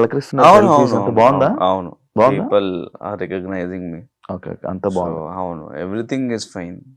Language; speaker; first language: Telugu; non-native, learner; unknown